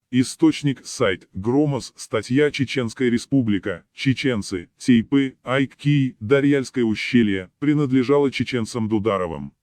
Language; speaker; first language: Russian; non-native, local second language; Chechen